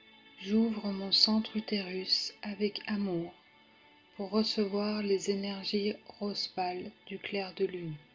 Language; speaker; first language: French; native; French